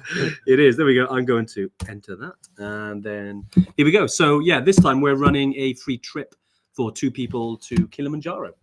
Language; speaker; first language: English; native; English